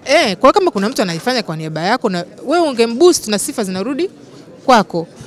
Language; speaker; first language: Swahili; native; Swahili